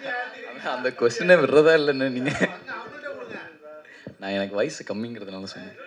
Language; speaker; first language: Tamil; native; Tamil